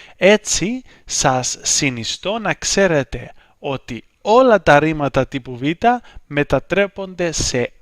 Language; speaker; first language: Greek; native; Greek